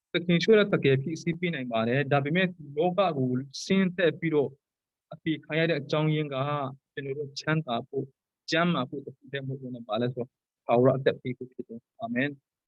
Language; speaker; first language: Burmese; non-native, local second language; Tedim Chin